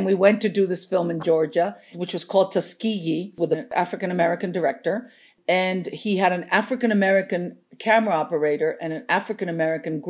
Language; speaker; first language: English; non-native, fluent; Spanish